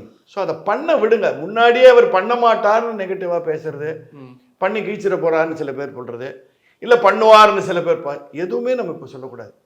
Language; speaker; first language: Tamil; native; Tamil